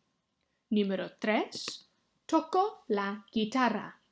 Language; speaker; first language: Spanish; non-native, fluent; English